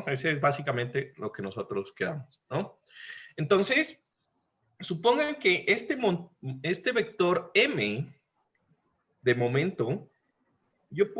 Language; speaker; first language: Spanish; native; Spanish